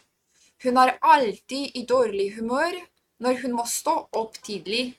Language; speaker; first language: Norwegian; non-native, fluent; Polish